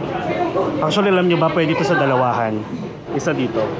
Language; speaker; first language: Filipino; native; Filipino